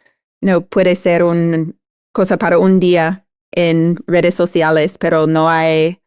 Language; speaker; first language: Spanish; non-native, fluent; English